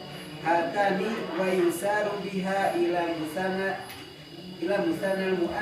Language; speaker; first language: Arabic; non-native, learner; Indonesian